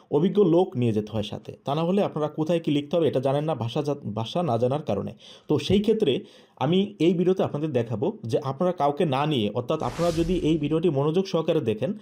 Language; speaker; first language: Bangla; native; Bangla